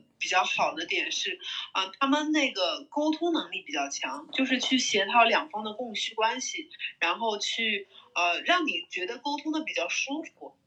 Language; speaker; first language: Chinese; native; Chinese